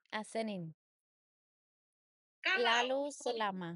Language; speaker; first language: Indonesian; non-native, learner; English